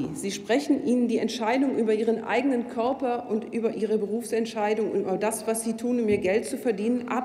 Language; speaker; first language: German; native; German